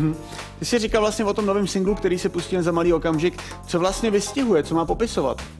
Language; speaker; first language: Czech; native; Czech